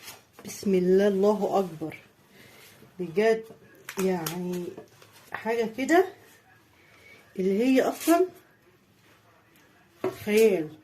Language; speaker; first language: Arabic; native; Arabic